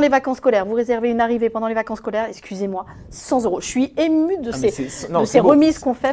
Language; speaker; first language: French; native; French